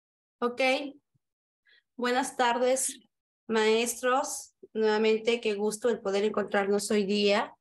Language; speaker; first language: Spanish; native; Spanish